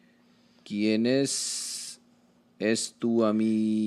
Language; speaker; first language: Spanish; non-native, learner; Hindi